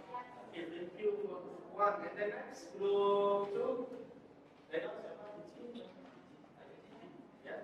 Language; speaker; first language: English; non-native, learner; Indonesian